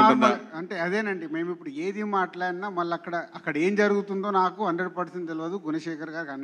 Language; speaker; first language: Telugu; native; Telugu